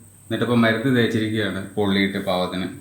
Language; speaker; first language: Malayalam; native; Malayalam